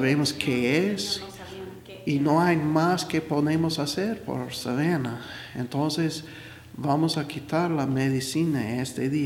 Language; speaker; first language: Spanish; non-native, learner; English